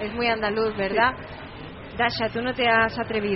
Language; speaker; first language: Spanish; native; Spanish